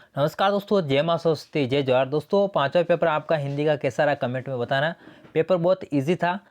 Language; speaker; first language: Hindi; native; Hindi